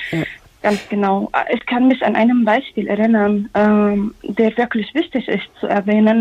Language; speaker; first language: German; non-native, fluent; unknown